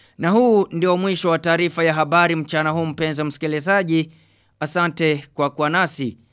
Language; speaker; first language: Swahili; non-native, local second language; Rundi